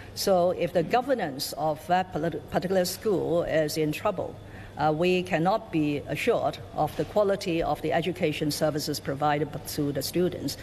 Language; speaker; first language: English; non-native, local second language; Cantonese